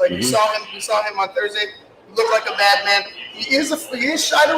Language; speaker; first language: English; native; English